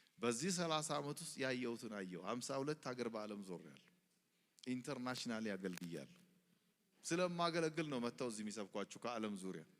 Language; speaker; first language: Amharic; non-native, local second language; Oromo